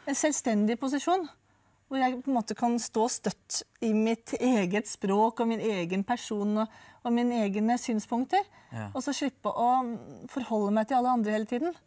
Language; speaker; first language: Norwegian; native; Norwegian